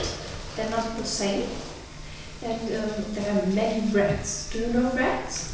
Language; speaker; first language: English; non-native, fluent; German